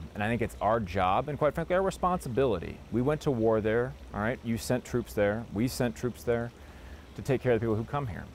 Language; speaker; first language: English; native; English